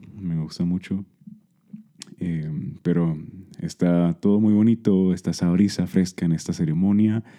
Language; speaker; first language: Spanish; early bilingual, heritage; Spanish